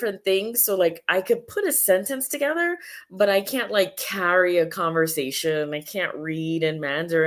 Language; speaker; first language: English; early bilingual, other home language; Spanish